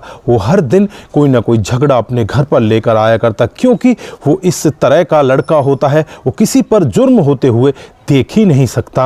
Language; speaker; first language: Hindi; native; Hindi